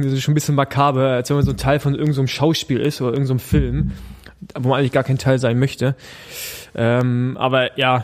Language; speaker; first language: German; native; German